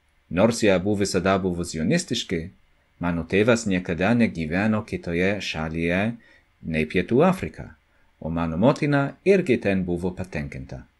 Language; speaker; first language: Lithuanian; non-native, fluent; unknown